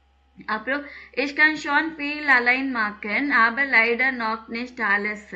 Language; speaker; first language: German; non-native, learner; Tamil